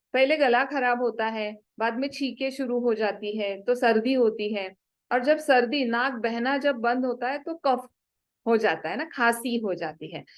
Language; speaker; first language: Hindi; non-native, local second language; Marathi